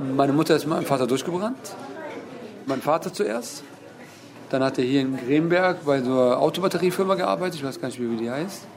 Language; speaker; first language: German; early bilingual, other home language; Turkish